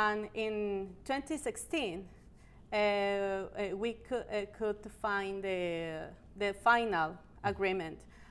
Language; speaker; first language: English; non-native, learner; Spanish